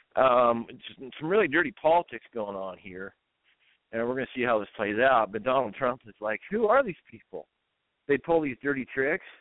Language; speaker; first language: English; native; English